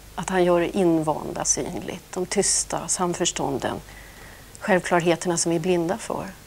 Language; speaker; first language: Swedish; native; Swedish